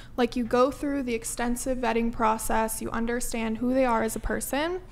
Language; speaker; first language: English; native; English